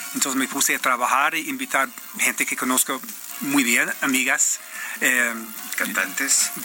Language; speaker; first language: Spanish; non-native, fluent; English